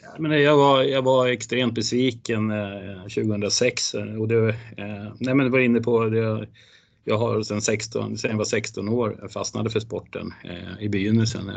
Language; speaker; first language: Swedish; native; Swedish